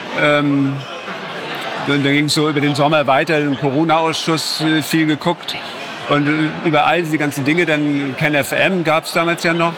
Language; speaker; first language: German; native; German